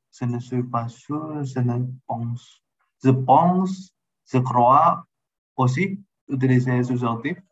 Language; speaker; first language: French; non-native, learner; Indonesian